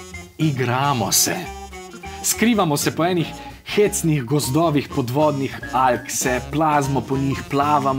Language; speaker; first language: Slovenian; native; Slovenian